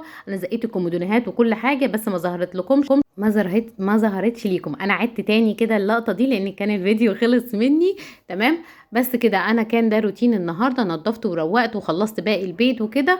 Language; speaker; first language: Arabic; native; Arabic